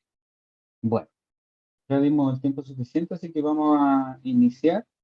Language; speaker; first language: Spanish; native; Spanish